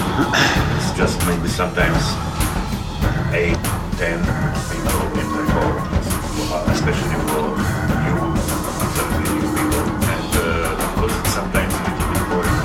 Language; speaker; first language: English; non-native, learner; Russian